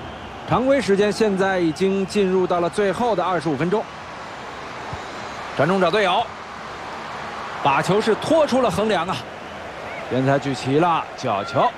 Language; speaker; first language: Chinese; native; Chinese